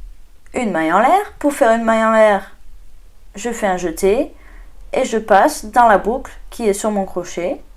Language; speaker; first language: French; native; French